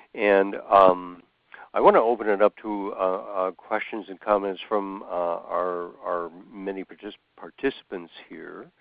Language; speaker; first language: English; native; English